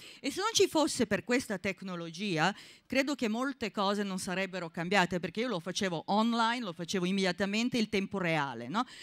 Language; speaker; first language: Italian; non-native, fluent; Serbian